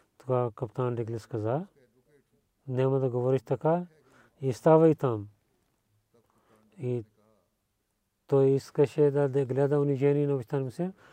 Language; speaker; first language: Bulgarian; non-native, learner; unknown